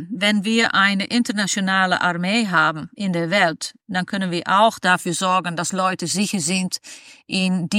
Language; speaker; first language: German; non-native, fluent; Dutch